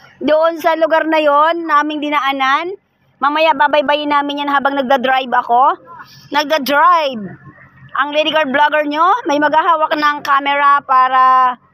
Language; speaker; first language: Filipino; non-native, local second language; Bikol